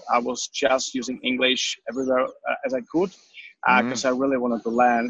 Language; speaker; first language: English; non-native, fluent; Czech